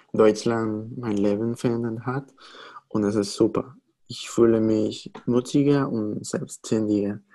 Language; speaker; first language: German; non-native, fluent; Spanish